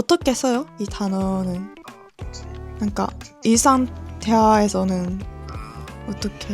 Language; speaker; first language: Korean; non-native, learner; Japanese